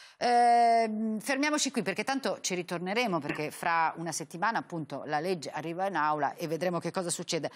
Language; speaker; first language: Italian; native; Italian